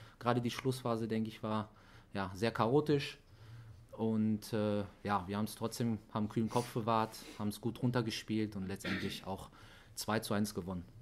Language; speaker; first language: German; early bilingual, other home language; Greek